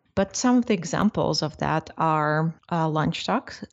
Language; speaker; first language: English; non-native, fluent; Russian